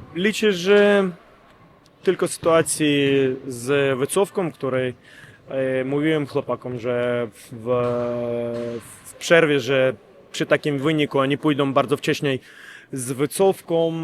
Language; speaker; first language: Polish; non-native, learner; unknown